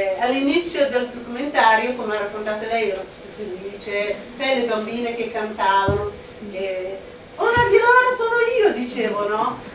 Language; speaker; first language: Italian; non-native, fluent; Somali